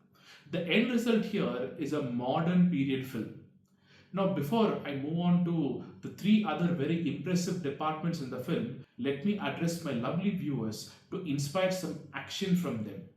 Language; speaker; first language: English; non-native, local second language; Tamil